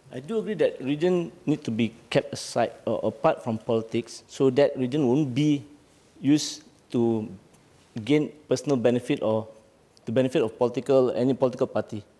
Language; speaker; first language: English; non-native, local second language; Malay